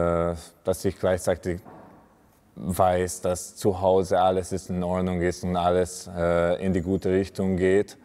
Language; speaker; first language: German; non-native, fluent; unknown